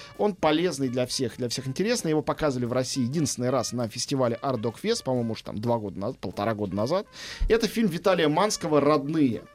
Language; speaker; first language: Russian; native; Russian